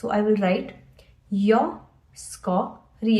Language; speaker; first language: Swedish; non-native, fluent; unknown